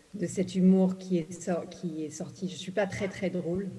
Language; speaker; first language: French; early bilingual, other home language; English